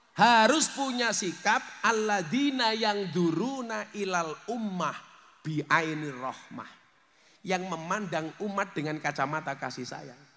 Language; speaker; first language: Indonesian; native; Indonesian